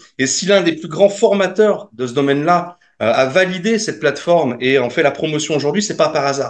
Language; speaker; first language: French; native; French